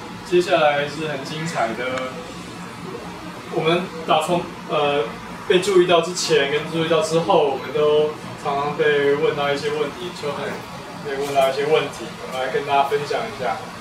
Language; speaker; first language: Chinese; native; Chinese